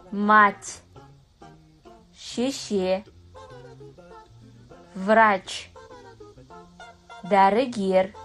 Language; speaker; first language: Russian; non-native, fluent; Kazakh